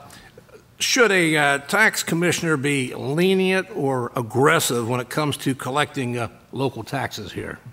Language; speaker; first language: English; native; English